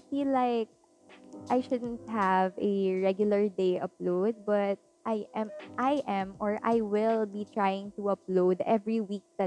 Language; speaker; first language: English; non-native, local second language; Filipino